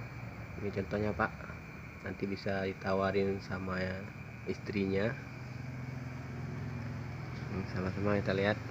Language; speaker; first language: Indonesian; native; Indonesian